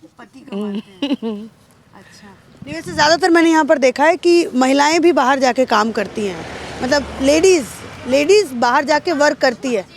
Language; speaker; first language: Hindi; native; Hindi